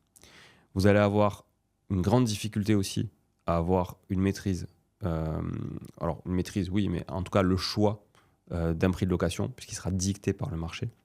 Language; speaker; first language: French; native; French